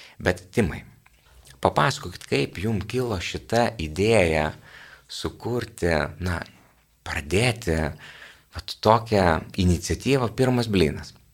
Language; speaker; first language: Lithuanian; native; Lithuanian